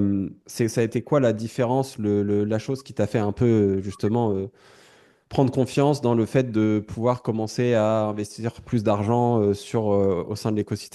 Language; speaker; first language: French; native; French